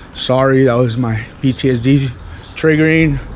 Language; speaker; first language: English; native; English